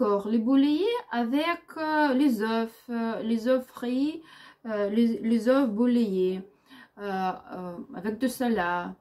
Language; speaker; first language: French; non-native, learner; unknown